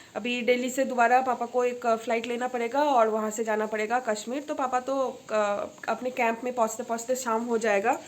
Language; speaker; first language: Hindi; non-native, local second language; Bangla